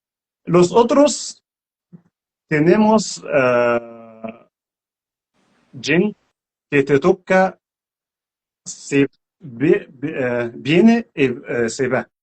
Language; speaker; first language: Spanish; non-native, learner; Arabic